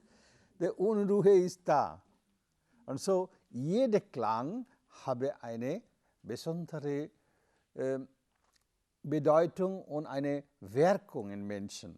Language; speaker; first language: German; non-native, learner; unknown